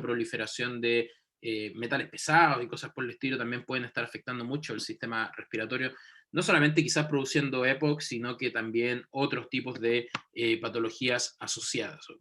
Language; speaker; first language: Spanish; native; Spanish